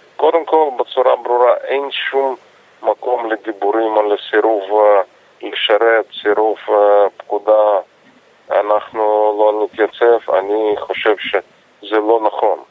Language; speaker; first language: Hebrew; non-native, fluent; Russian